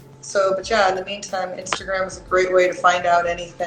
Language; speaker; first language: English; native; English